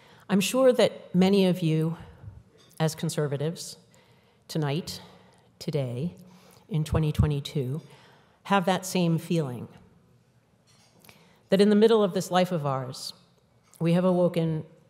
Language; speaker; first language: English; native; English